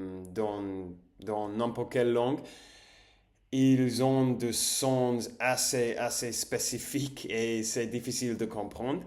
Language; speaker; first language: French; non-native, learner; English